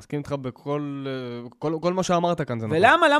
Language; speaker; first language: Hebrew; native; Hebrew